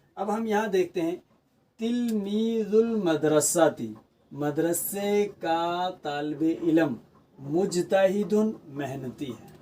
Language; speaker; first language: Urdu; native; Urdu